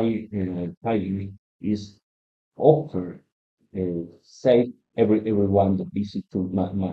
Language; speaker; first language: English; non-native, learner; Spanish